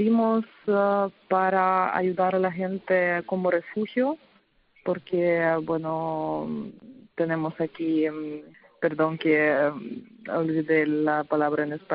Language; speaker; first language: Spanish; non-native, fluent; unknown